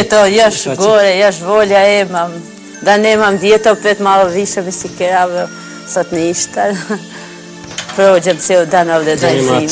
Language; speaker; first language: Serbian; non-native, learner; Albanian